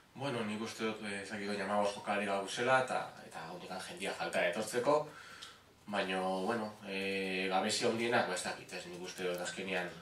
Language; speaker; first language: Basque; native; Basque